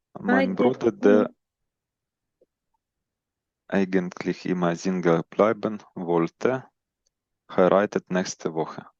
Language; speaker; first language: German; non-native, learner; Ukrainian